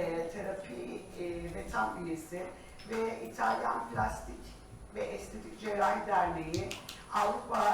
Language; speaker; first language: Turkish; native; Turkish